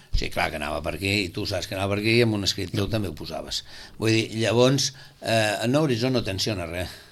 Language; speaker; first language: Catalan; native; Catalan